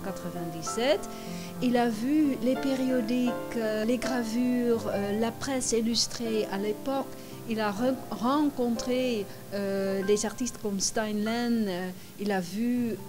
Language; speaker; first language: French; non-native, fluent; Dutch